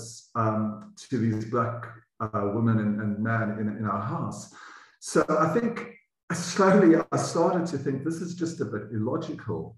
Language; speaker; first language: English; native; English